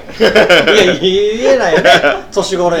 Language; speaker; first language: Japanese; native; Japanese